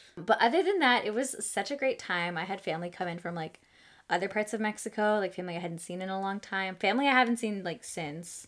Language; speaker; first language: English; early bilingual, other home language; Spanish